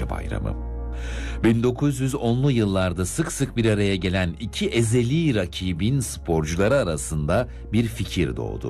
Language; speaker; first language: Turkish; native; Turkish